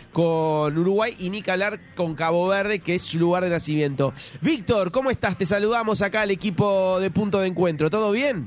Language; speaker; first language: Spanish; native; Spanish